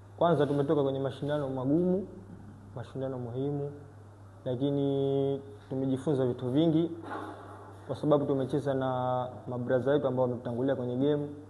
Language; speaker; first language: Swahili; native; Swahili